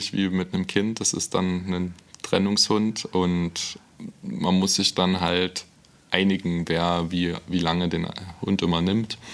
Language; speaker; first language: German; native; German